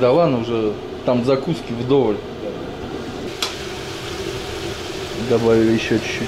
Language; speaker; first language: Russian; native; Russian